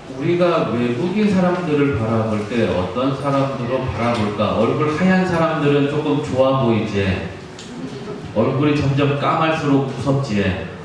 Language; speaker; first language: Korean; native; Korean